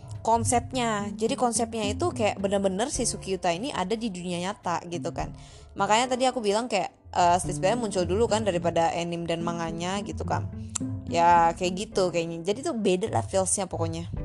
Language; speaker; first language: Indonesian; native; Indonesian